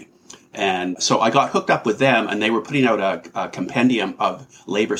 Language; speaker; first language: English; native; English